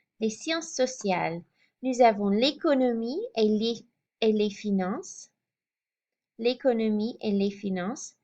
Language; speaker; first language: French; non-native, fluent; English